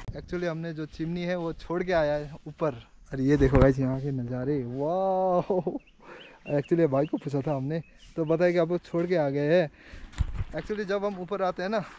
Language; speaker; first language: Hindi; non-native, local second language; Nepali